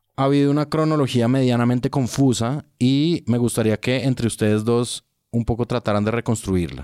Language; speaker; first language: Spanish; native; Spanish